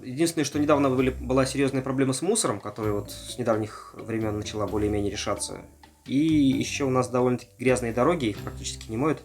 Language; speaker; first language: Russian; native; Russian